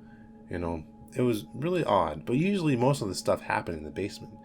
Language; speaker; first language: English; native; English